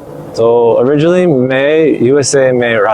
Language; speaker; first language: Hindi; non-native, learner; English